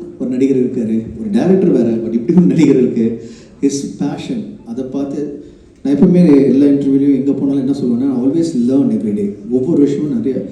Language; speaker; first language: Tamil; native; Tamil